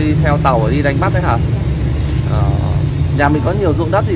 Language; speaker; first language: Vietnamese; native; Vietnamese